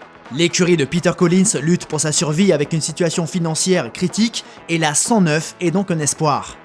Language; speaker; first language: French; native; French